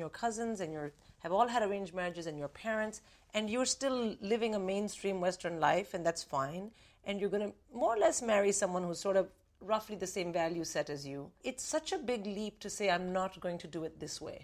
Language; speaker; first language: English; non-native, local second language; Hindi